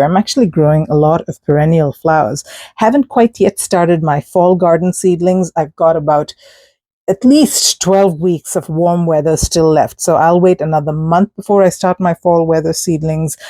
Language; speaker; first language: English; native; English